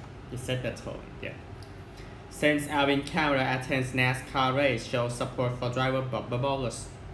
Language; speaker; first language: English; non-native, fluent; Thai